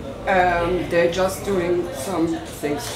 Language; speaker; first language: English; non-native, learner; German